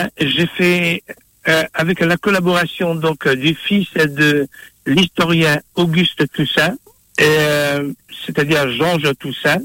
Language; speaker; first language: French; non-native, local second language; Morisyen